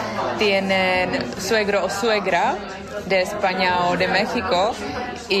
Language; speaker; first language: Spanish; non-native, fluent; Czech